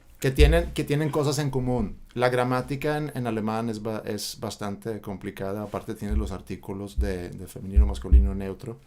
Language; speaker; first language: Spanish; non-native, fluent; Swedish